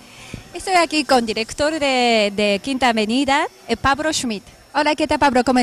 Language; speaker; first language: Spanish; non-native, fluent; Japanese